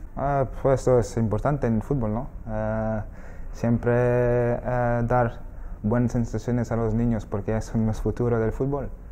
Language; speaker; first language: Spanish; non-native, learner; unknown